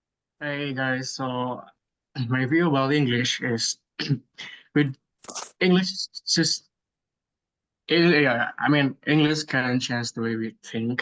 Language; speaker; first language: English; non-native, learner; Indonesian